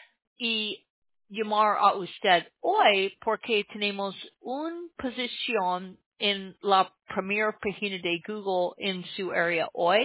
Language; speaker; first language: Spanish; non-native, learner; English